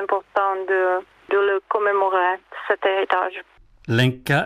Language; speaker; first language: French; non-native, learner; Czech